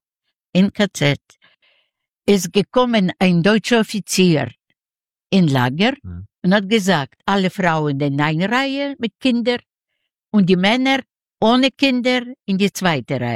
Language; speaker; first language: German; non-native, learner; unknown